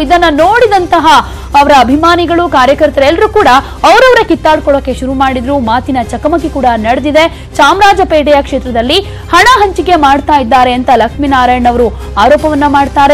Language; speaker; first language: Kannada; native; Kannada